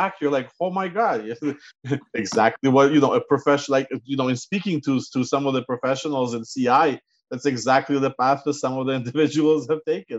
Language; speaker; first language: English; non-native, fluent; Ukrainian